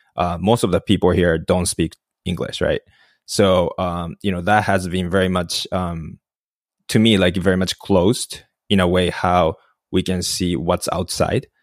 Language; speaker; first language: English; non-native, fluent; Japanese